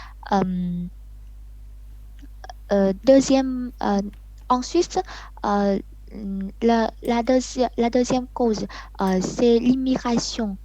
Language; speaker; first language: French; non-native, learner; Vietnamese